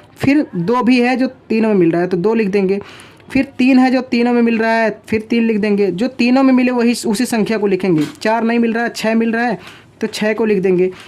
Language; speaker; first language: Hindi; native; Hindi